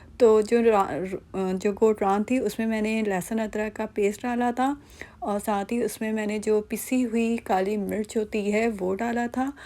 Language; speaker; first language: Urdu; non-native, local second language; Punjabi